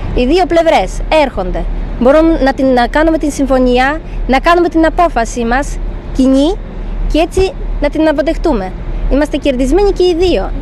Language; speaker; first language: Greek; non-native, fluent; Polish